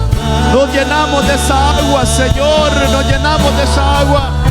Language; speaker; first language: Spanish; native; Spanish